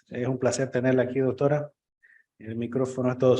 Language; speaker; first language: Spanish; native; Spanish